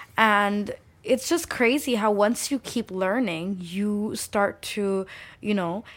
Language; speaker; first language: English; early bilingual, other home language; Bangla